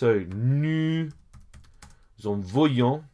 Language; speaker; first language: French; non-native, fluent; English